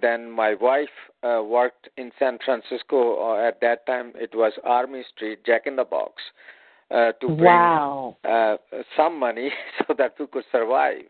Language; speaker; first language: English; non-native, local second language; Punjabi